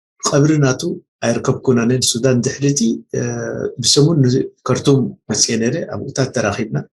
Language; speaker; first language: Tigrinya; native; Tigrinya